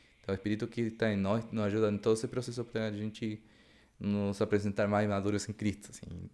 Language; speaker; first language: Portuguese; non-native, fluent; Spanish